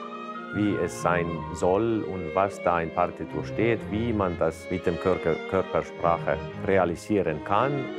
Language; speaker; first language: German; non-native, fluent; Finnish